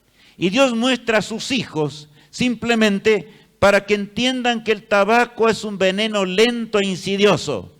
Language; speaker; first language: Spanish; native; Spanish